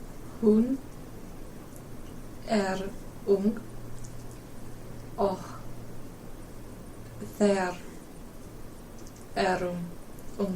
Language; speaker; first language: Icelandic; non-native, learner; English